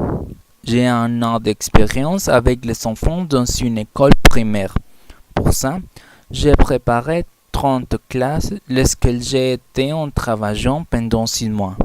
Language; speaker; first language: French; non-native, learner; Spanish